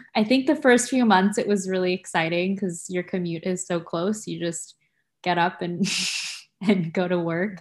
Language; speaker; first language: English; native; English